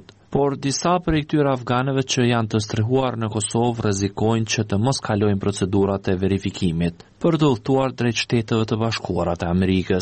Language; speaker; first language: Albanian; native; Albanian